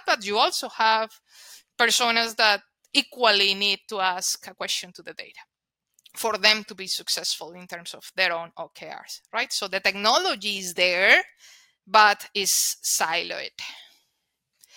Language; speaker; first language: English; non-native, fluent; Spanish